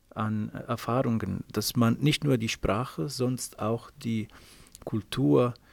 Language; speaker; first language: German; non-native, fluent; Italian